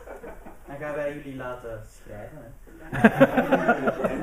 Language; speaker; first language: Dutch; non-native, learner; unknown